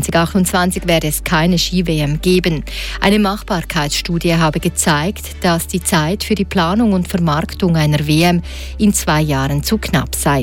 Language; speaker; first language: German; native; German